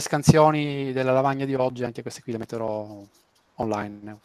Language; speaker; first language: Italian; native; Italian